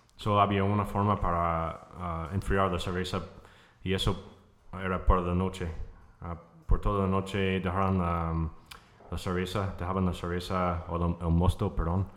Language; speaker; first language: Spanish; non-native, fluent; English